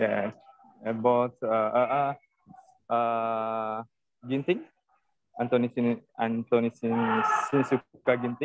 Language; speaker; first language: English; non-native, learner; Indonesian